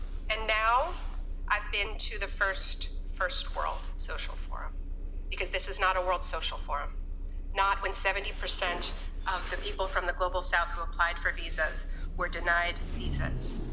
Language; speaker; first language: English; native; English